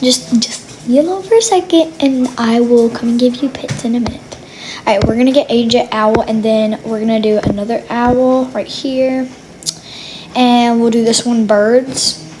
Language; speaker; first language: English; native; English